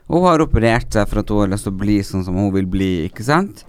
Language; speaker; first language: Norwegian; native; Norwegian